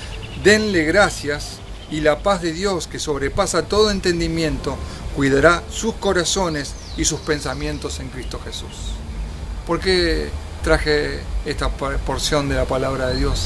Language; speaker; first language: Spanish; native; Spanish